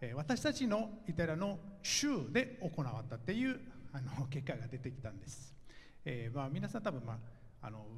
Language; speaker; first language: Japanese; non-native, fluent; Italian